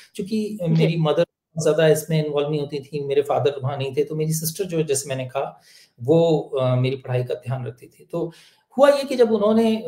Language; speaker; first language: Hindi; native; Hindi